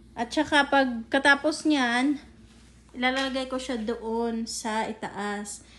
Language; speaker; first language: Filipino; native; Filipino